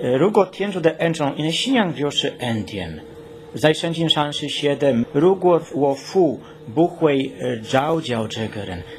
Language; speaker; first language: Chinese; non-native, learner; Polish